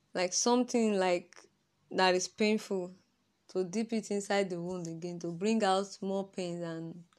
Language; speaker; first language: English; non-native, local second language; Yoruba